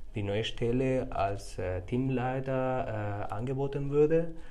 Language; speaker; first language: German; non-native, fluent; Spanish